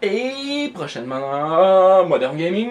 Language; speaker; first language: French; native; French